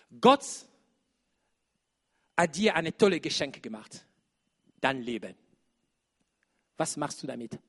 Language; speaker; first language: German; non-native, fluent; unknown